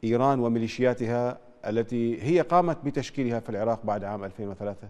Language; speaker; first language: Arabic; native; Arabic